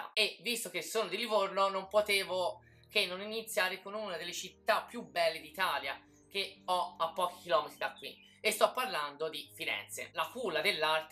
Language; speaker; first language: Italian; native; Italian